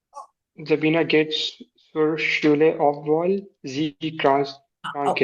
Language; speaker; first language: German; non-native, learner; Urdu